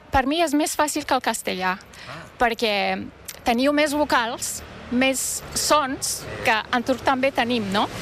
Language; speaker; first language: Catalan; non-native, fluent; Turkish